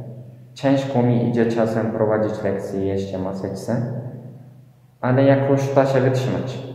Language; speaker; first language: Polish; non-native, fluent; Turkish